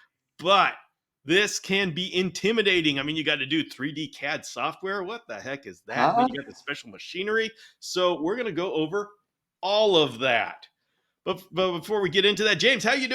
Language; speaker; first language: English; native; English